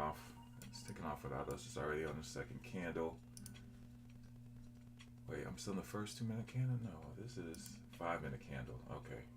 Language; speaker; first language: English; native; English